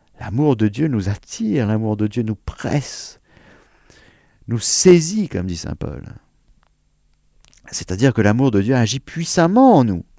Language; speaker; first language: French; native; French